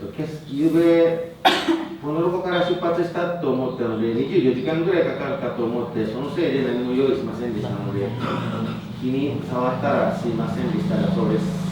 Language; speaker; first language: Japanese; non-native, fluent; Indonesian